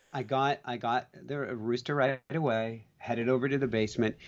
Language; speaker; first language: English; native; English